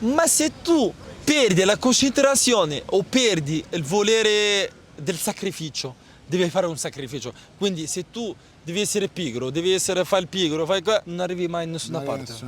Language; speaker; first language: Italian; non-native, learner; Arabic